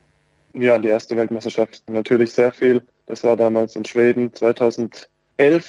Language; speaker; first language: German; native; German